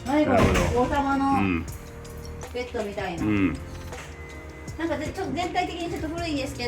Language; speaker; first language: Japanese; native; Japanese